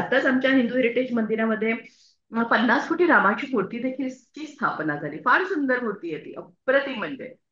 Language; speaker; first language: Marathi; native; Marathi